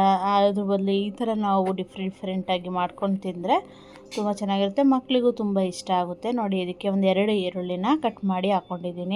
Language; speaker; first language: Kannada; native; Kannada